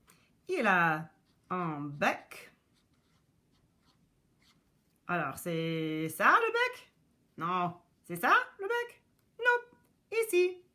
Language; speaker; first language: French; non-native, local second language; English